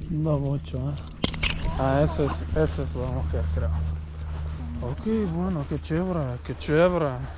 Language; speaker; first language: Spanish; non-native, learner; Croatian